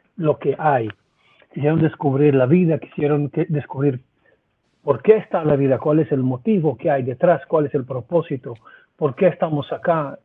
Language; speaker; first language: Spanish; non-native, fluent; Hebrew